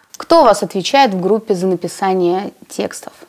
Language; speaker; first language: Russian; native; Russian